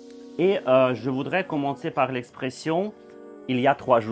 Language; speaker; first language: French; non-native, fluent; Russian